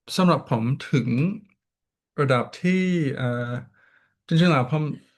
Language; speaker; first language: Thai; non-native, learner; English